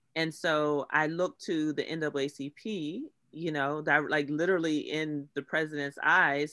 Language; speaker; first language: English; native; English